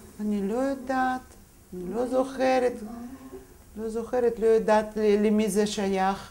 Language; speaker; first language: Hebrew; non-native, fluent; Russian